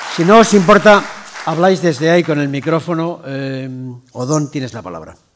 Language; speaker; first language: Spanish; native; Spanish